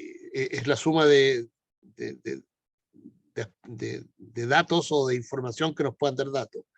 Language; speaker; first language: Spanish; native; Spanish